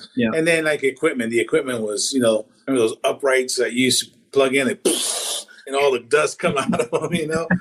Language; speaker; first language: English; native; English